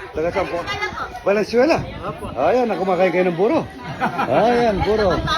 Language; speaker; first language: Filipino; native; Filipino